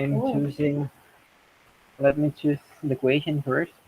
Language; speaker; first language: English; non-native, learner; Indonesian